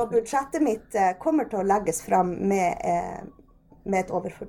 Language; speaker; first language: Norwegian; native; Norwegian